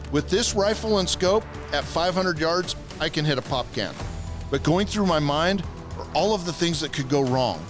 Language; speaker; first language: English; native; English